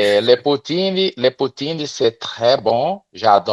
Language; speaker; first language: French; non-native, learner; Portuguese